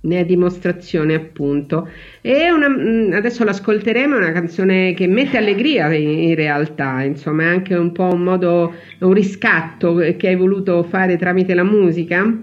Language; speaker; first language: Italian; native; Italian